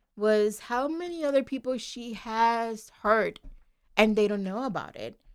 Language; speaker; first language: English; non-native, fluent; Spanish